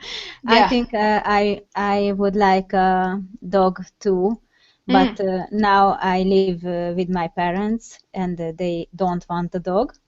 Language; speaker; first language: English; non-native, learner; Hungarian